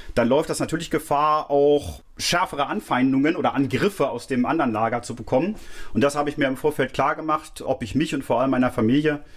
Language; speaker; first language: German; native; German